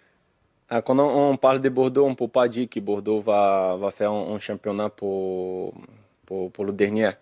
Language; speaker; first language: French; non-native, learner; Portuguese